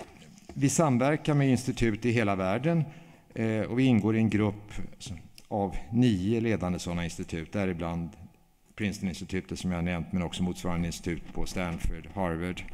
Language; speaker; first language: Swedish; native; Swedish